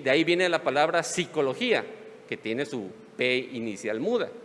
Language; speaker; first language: Spanish; native; Spanish